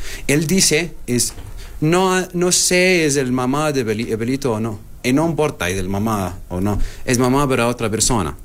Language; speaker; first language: Spanish; non-native, learner; Arabic